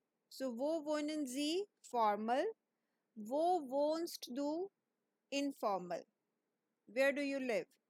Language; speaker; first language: German; non-native, fluent; Hindi